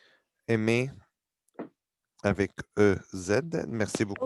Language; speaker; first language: French; non-native, fluent; Arabic